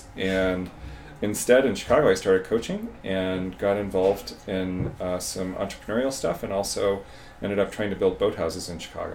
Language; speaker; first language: English; native; English